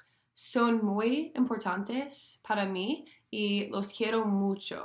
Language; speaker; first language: Spanish; non-native, learner; English